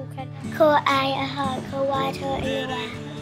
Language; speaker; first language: Māori; non-native, learner; English